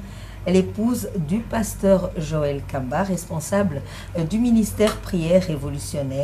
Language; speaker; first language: French; non-native, local second language; Lingala